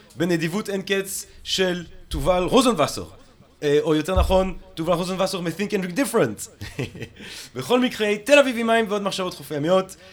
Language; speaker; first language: Hebrew; non-native, fluent; English